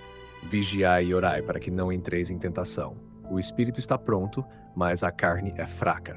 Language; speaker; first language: Portuguese; native; Portuguese